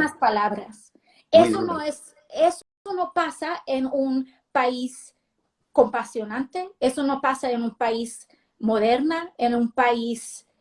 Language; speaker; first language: Spanish; early bilingual, heritage; Spanish